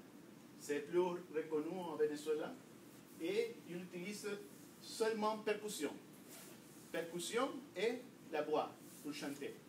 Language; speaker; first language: French; non-native, learner; Spanish